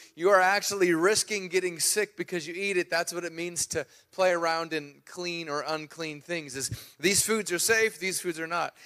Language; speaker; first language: English; native; English